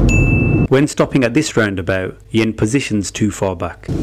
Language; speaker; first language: English; native; English